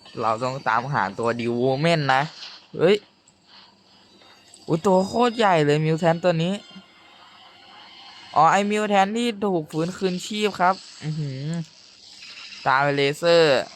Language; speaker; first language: Thai; native; Thai